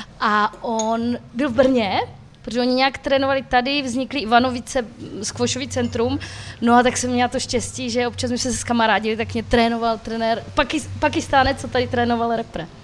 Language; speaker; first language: Czech; native; Czech